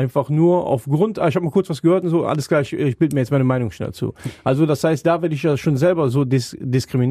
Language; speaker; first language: German; native; German